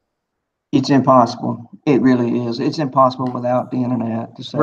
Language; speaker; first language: English; native; English